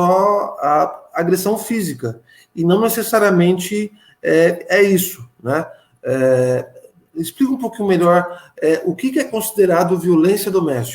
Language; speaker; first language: Portuguese; native; Portuguese